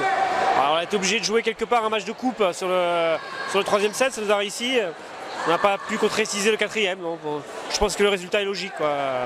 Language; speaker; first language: French; native; French